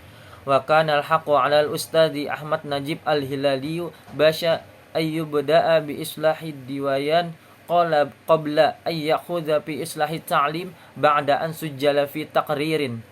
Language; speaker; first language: Arabic; non-native, learner; Indonesian